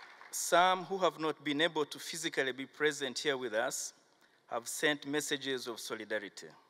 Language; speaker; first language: English; non-native, local second language; Kinyarwanda